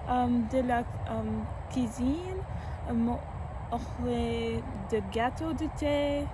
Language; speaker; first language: French; non-native, learner; English